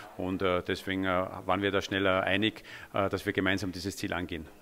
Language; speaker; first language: German; native; German